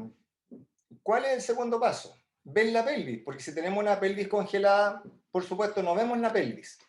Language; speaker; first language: Spanish; native; Spanish